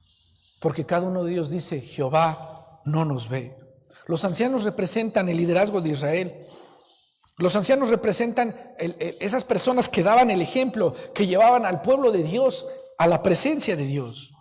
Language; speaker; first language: Spanish; native; Spanish